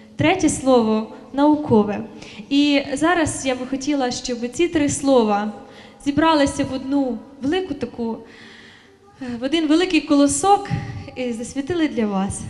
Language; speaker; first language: Ukrainian; native; Ukrainian